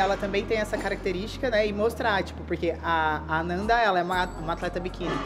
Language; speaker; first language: Portuguese; native; Portuguese